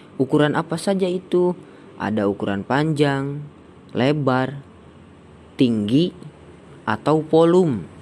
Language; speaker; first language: Indonesian; native; Indonesian